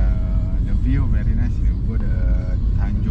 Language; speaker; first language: English; non-native, local second language; Malay